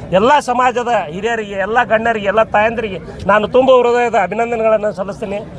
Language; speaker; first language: Kannada; native; Kannada